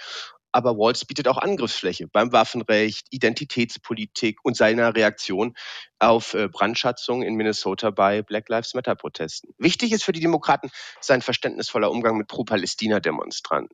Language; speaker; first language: German; native; German